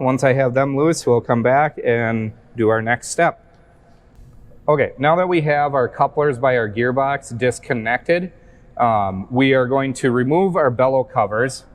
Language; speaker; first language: English; native; English